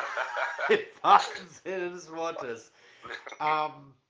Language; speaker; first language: German; native; German